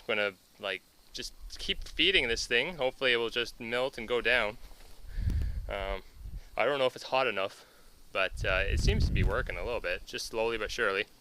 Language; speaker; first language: English; native; English